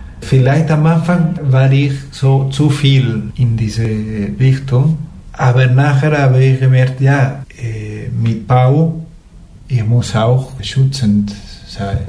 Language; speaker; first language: German; non-native, fluent; Spanish